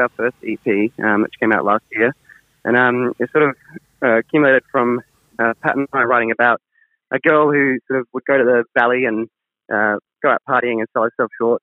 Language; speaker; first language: English; native; English